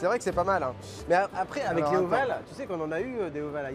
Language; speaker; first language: French; native; French